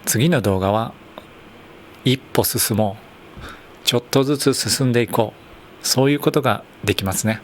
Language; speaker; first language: Japanese; native; Japanese